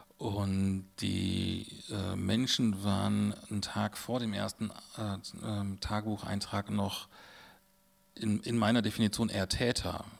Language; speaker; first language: German; native; German